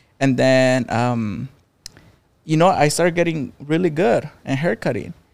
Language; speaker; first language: English; non-native, fluent; Spanish